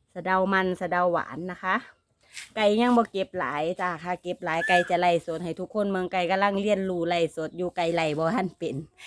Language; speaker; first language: Thai; native; Thai